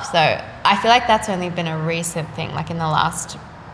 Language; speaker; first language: English; non-native, local second language; Japanese